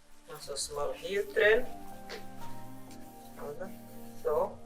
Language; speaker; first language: German; non-native, learner; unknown